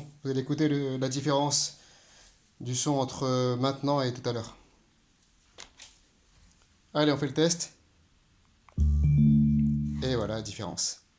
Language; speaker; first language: French; native; French